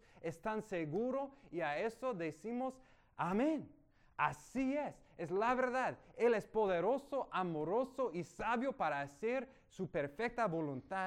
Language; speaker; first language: Spanish; non-native, fluent; English